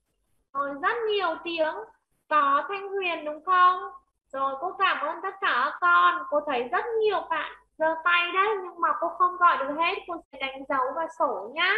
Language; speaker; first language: Vietnamese; native; Vietnamese